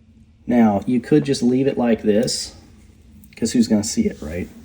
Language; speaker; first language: English; native; English